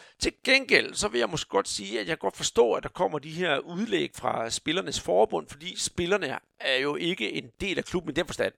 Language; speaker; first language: Danish; native; Danish